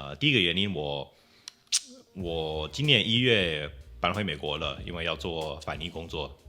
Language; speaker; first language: Chinese; non-native, fluent; English